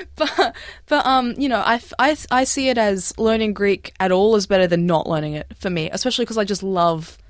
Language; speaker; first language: English; native; English